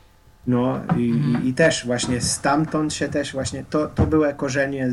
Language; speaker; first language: Polish; non-native, fluent; Slovenian